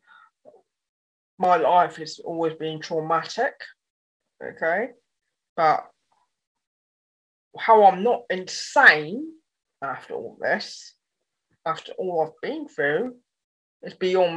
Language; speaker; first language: English; native; English